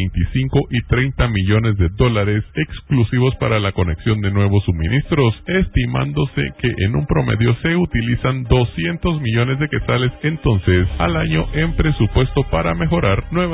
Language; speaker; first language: Spanish; native; Spanish